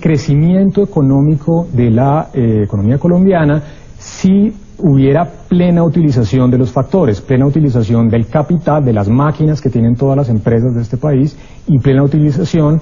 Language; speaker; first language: Spanish; native; Spanish